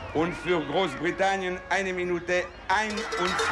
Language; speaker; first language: German; non-native, local second language; Italian